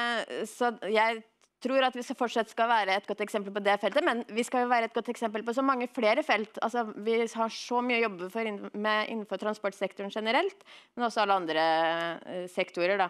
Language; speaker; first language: Norwegian; native; Norwegian